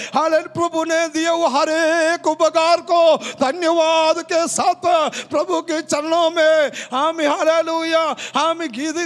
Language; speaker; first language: Hindi; non-native, local second language; Malayalam